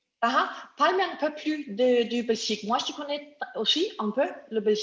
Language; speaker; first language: French; non-native, learner; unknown